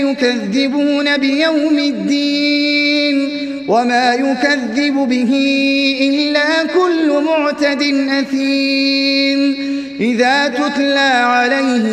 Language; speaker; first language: Arabic; native; Arabic